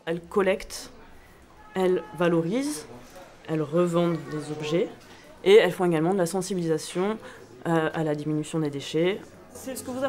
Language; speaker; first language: French; native; French